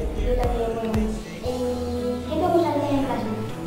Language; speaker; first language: Spanish; non-native, learner; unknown